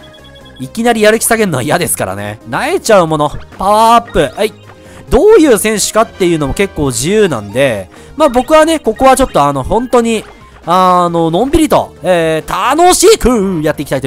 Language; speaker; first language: Japanese; native; Japanese